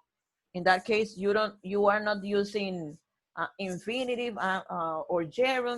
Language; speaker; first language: English; non-native, fluent; Spanish